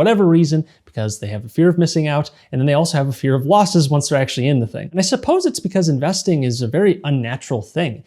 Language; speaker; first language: English; native; English